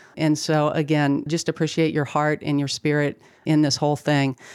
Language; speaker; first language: English; native; English